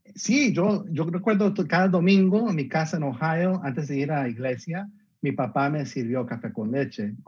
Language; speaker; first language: Spanish; early bilingual, heritage; Spanish